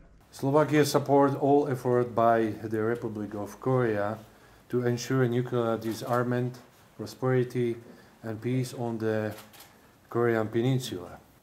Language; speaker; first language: English; non-native, fluent; Slovak